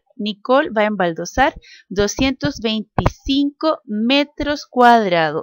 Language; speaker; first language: Spanish; native; Spanish